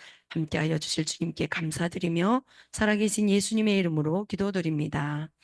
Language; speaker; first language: Korean; native; Korean